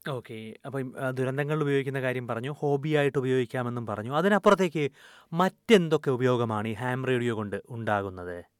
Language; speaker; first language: Malayalam; native; Malayalam